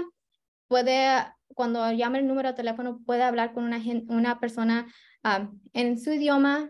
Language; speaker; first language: Spanish; early bilingual, heritage; Spanish